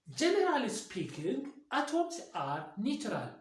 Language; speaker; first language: English; non-native, local second language; Amharic